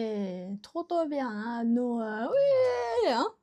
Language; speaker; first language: French; non-native, learner; Japanese